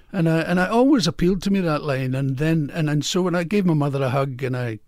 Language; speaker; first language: English; native; English